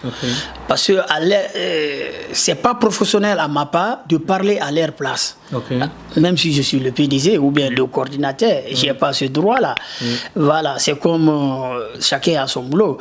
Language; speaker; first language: French; non-native, local second language; Susu